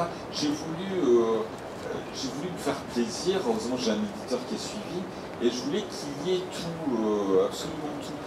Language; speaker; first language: French; native; French